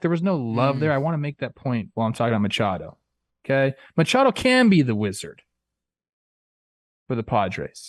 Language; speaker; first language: English; native; English